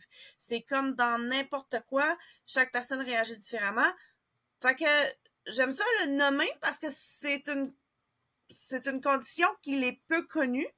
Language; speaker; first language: French; native; French